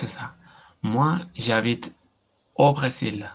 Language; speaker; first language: French; non-native, learner; Basque